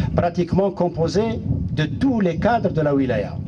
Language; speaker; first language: French; non-native, local second language; Arabic